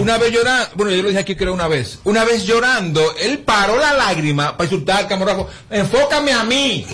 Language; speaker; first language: Spanish; native; Spanish